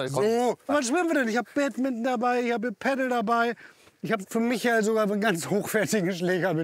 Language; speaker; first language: German; native; German